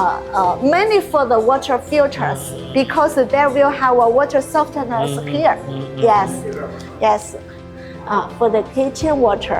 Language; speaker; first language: English; non-native, learner; Chinese